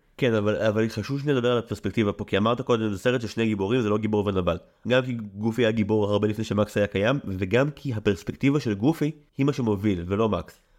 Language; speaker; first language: Hebrew; native; Hebrew